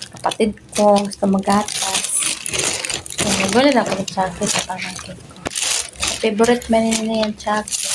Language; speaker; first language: Filipino; non-native, local second language; Cebuano